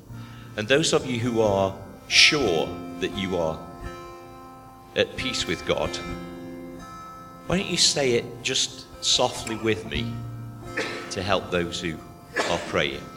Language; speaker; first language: English; native; English